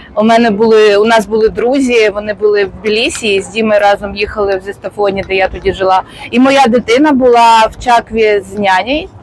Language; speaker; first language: Ukrainian; non-native, local second language; Russian